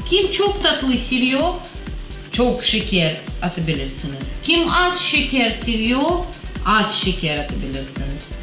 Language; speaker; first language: Turkish; non-native, learner; Russian